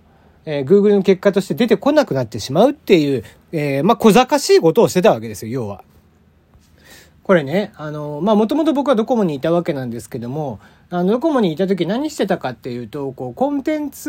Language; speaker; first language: Japanese; native; Japanese